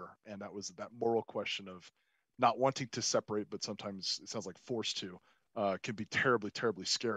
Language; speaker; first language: English; native; English